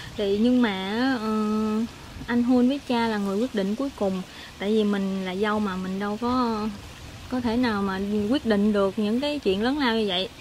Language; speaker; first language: Vietnamese; native; Vietnamese